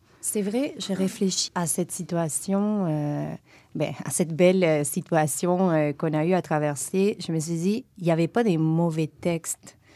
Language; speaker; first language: French; non-native, fluent; Spanish